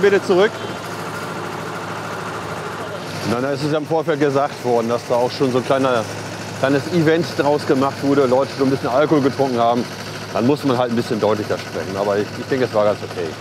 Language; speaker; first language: German; native; German